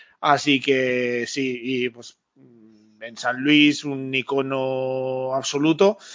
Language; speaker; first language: Spanish; native; Spanish